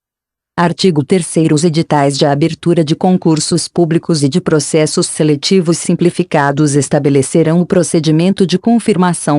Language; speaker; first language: Portuguese; native; Portuguese